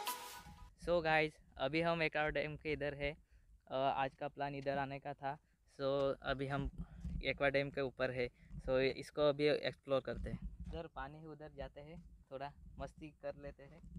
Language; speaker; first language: Hindi; non-native, local second language; Gujarati